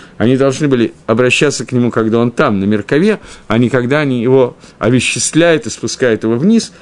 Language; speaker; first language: Russian; early bilingual, heritage; Russian